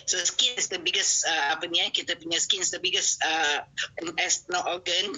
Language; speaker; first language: English; non-native, local second language; Malay